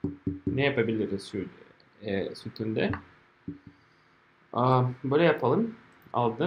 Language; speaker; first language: Turkish; non-native, fluent; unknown